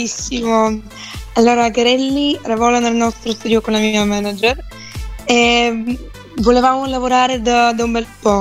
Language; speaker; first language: Italian; non-native, fluent; Bulgarian